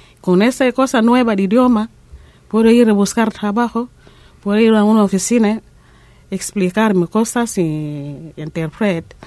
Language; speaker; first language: Spanish; non-native, learner; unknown